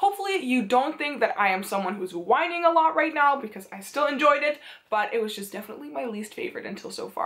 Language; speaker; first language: English; non-native, fluent; Dutch